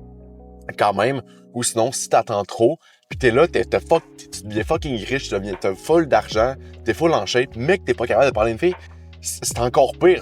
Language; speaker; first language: French; native; French